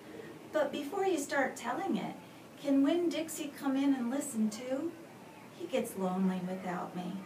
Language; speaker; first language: English; native; English